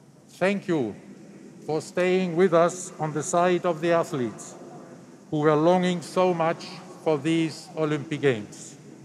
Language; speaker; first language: English; non-native, fluent; German